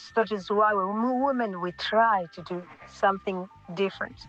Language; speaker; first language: English; non-native, local second language; Swahili